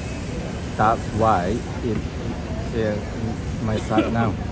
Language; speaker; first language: English; non-native, learner; Indonesian